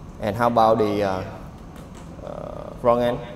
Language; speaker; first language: English; non-native, learner; Vietnamese